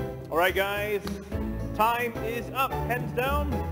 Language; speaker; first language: English; native; English